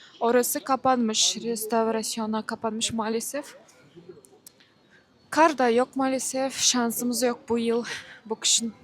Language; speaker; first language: Turkish; non-native, learner; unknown